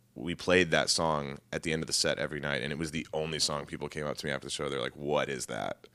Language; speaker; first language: English; native; English